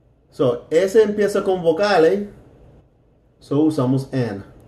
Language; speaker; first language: Spanish; non-native, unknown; English